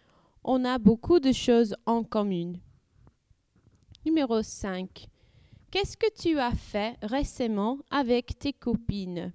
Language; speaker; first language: French; non-native, learner; English